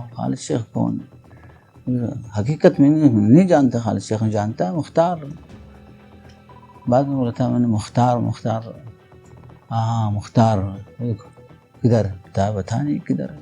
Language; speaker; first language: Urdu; non-native, local second language; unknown